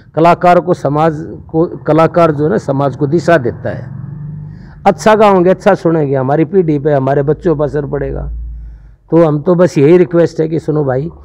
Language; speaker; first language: Hindi; native; Hindi